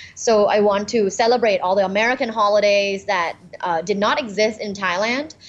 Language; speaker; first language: English; non-native, fluent; Thai